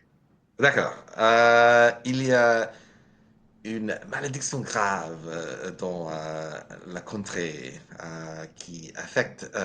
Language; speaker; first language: French; non-native, learner; English